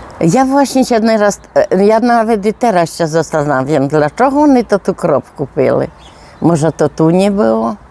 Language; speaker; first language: Polish; non-native, local second language; Rusyn